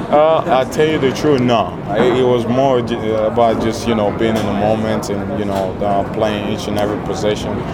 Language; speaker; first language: English; non-native, fluent; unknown